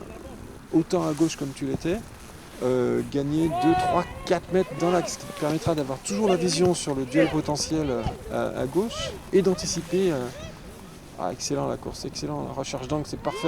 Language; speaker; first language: French; native; French